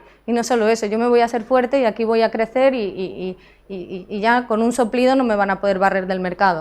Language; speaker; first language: Spanish; native; Spanish